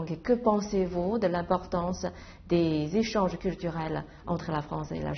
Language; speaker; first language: French; non-native, fluent; Chinese